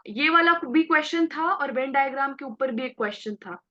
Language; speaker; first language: Hindi; non-native, local second language; Marathi